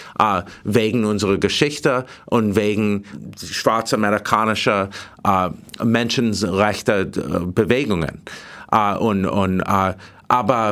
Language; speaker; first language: German; non-native, learner; English